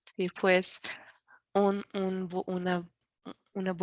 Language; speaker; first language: Spanish; non-native, learner; Portuguese